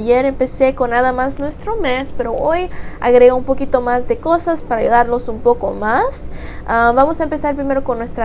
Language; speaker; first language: Spanish; early bilingual, heritage; Spanish